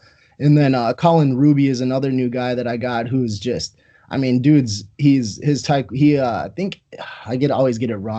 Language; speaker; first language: English; native; English